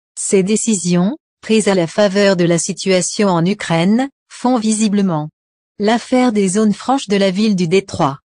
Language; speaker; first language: French; non-native, local second language; Arabic